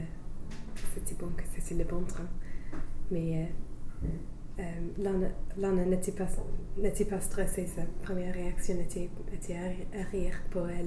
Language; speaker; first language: French; non-native, learner; English